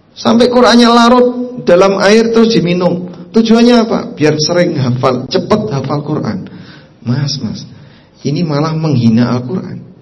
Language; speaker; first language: Indonesian; non-native, local second language; Javanese